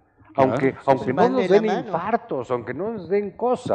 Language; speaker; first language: Spanish; native; Spanish